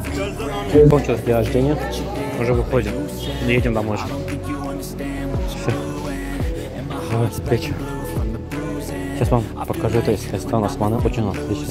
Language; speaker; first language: Russian; non-native, local second language; Azerbaijani